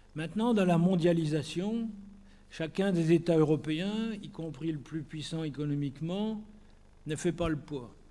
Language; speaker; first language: French; native; French